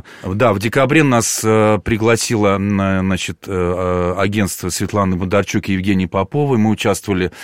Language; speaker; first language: Russian; native; Russian